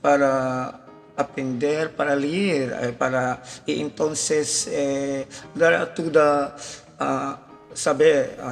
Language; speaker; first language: Spanish; non-native, learner; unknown